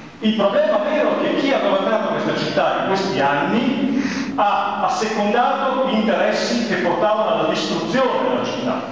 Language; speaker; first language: Italian; native; Italian